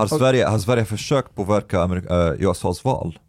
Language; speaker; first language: Swedish; non-native, fluent; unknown